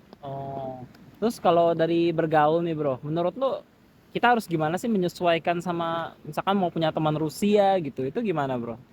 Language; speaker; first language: Indonesian; non-native, fluent; Russian